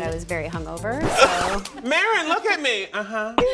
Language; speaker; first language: English; native; English